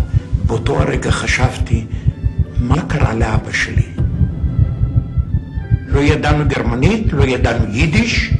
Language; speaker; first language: Hebrew; non-native, fluent; Ladino